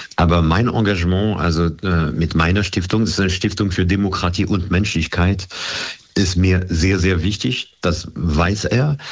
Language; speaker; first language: German; non-native, fluent; French